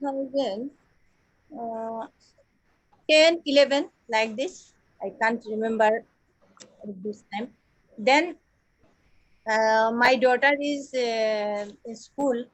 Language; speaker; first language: English; non-native, learner; Assamese